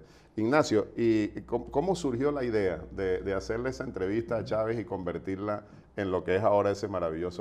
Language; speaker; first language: Spanish; native; Spanish